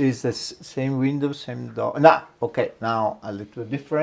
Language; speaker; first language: English; non-native, learner; Italian